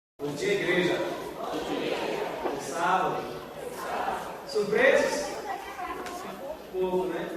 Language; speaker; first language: Portuguese; native; Portuguese